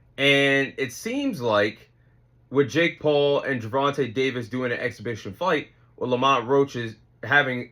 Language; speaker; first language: English; native; English